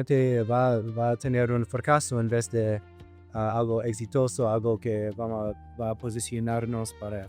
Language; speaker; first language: Spanish; non-native, fluent; English